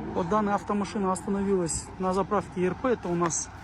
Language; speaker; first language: Russian; non-native, local second language; Kazakh